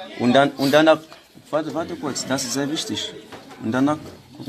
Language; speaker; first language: German; non-native, fluent; French